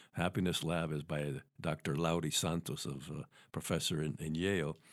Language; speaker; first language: English; native; English